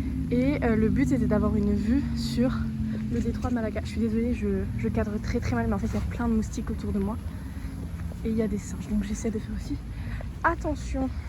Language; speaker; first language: French; native; French